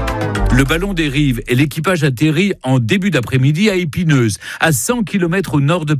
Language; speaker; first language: French; native; French